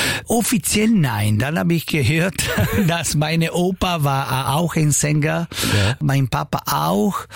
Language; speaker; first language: German; non-native, local second language; Italian